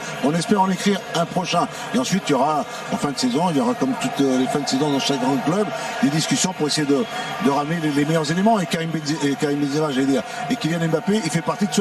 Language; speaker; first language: French; native; French